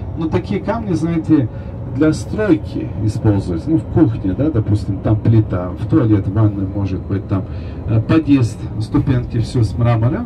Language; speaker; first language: Russian; non-native, fluent; Turkish